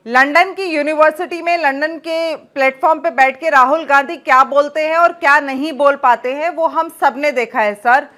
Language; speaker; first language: Hindi; native; Hindi